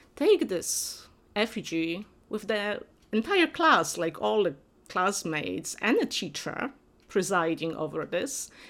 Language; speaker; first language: English; non-native, fluent; Polish